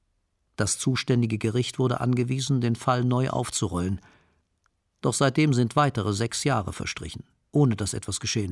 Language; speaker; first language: German; native; German